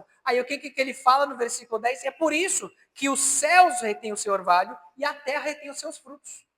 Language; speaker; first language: Portuguese; native; Portuguese